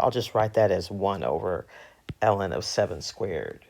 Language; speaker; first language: English; native; English